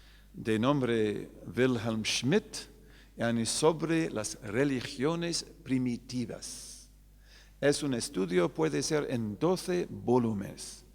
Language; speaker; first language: Spanish; non-native, fluent; English